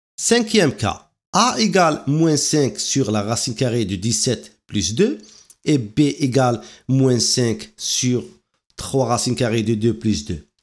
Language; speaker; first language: French; non-native, local second language; Arabic